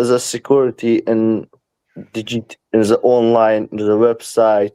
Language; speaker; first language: English; non-native, learner; Persian